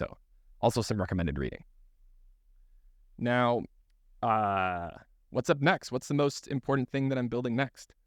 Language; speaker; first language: English; native; English